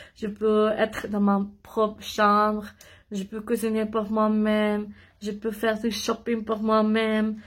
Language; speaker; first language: French; non-native, learner; English